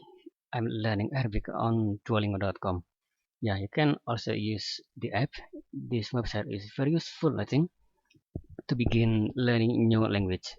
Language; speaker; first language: English; non-native, fluent; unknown